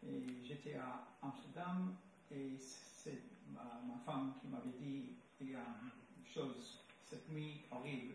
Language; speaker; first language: French; non-native, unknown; English